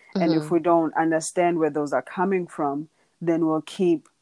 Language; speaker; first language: English; non-native, local second language; Xhosa